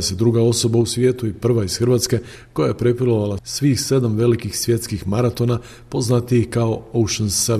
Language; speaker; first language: Croatian; native; Croatian